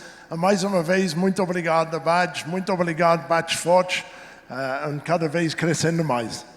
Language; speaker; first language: Portuguese; non-native, fluent; English